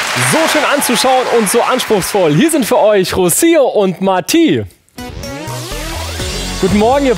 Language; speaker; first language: German; native; German